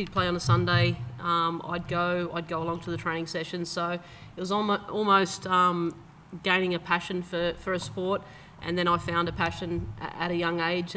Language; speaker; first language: English; native; English